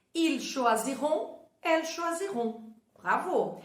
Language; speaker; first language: French; non-native, fluent; Portuguese